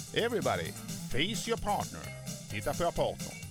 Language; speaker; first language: Swedish; native; Swedish